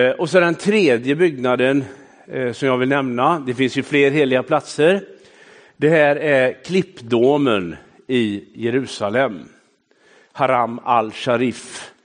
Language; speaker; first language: Swedish; native; Swedish